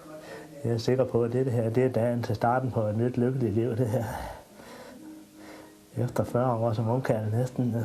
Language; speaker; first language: Danish; native; Danish